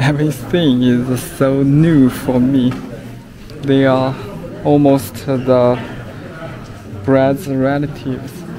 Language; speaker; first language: English; non-native, local second language; Chinese